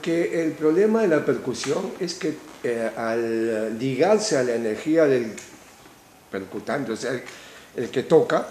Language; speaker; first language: Spanish; native; Spanish